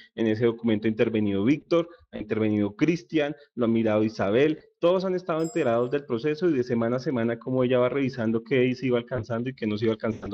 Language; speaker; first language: Spanish; native; Spanish